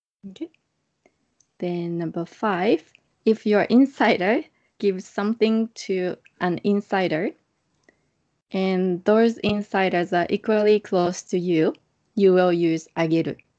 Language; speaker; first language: English; non-native, fluent; Japanese